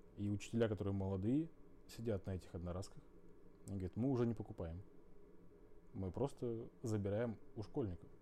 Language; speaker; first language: Russian; native; Russian